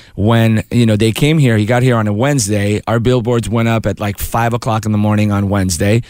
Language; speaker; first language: English; early bilingual, other home language; Persian